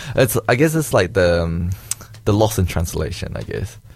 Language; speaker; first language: English; early bilingual, other home language; Chinese